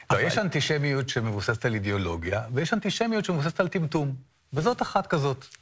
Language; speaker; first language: Hebrew; native; Hebrew